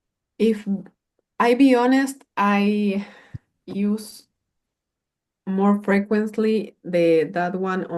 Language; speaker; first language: English; non-native, learner; Spanish